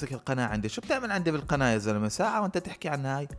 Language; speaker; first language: Arabic; native; Arabic